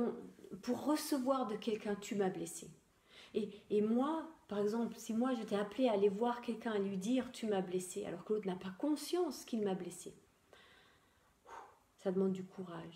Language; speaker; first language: French; native; French